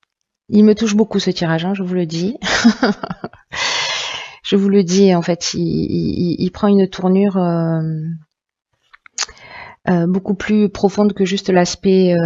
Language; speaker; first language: French; native; French